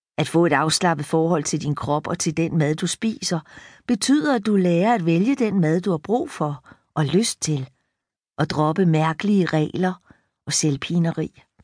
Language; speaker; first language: Danish; native; Danish